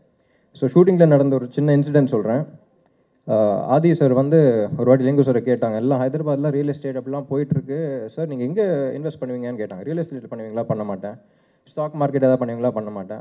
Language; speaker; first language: Tamil; non-native, local second language; Telugu